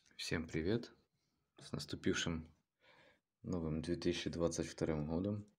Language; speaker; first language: Russian; native; Russian